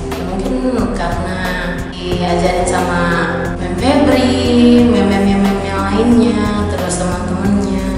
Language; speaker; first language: Indonesian; native; Indonesian